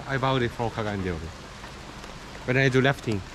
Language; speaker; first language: English; non-native, learner; Korean